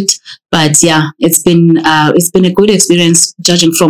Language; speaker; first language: English; non-native, local second language; Xhosa